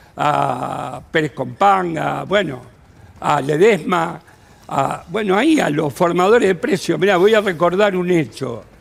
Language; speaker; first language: Spanish; native; Spanish